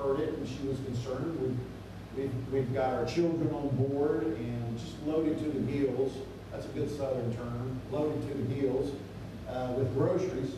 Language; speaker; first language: English; native; English